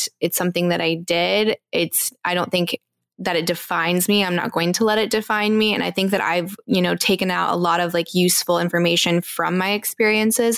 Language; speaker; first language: English; native; English